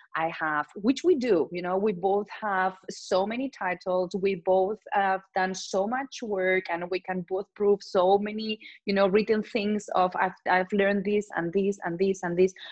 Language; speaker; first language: English; non-native, fluent; Spanish